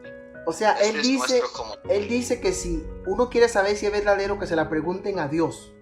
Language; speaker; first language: Spanish; native; Spanish